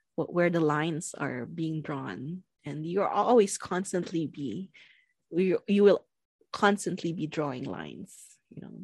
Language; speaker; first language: English; non-native, local second language; Filipino